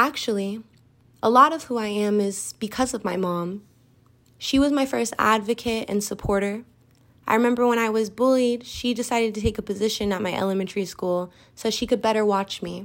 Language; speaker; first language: English; native; English